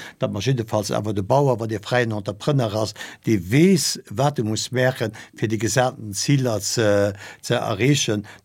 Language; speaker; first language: Luxembourgish; native; Luxembourgish